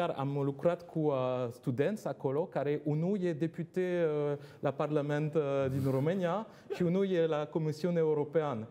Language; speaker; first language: Romanian; non-native, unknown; French